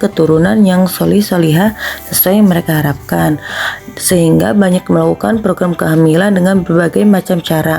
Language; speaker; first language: Indonesian; native; Indonesian